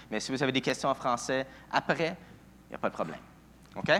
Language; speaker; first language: French; non-native, local second language; English